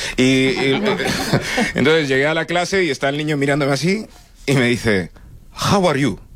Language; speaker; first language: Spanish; early bilingual, other home language; English